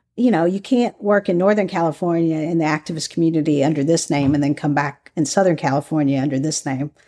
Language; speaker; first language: English; native; English